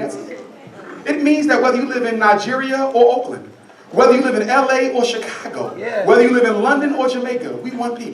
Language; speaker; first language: English; native; English